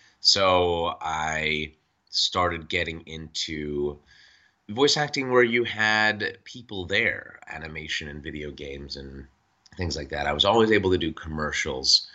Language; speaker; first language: English; native; English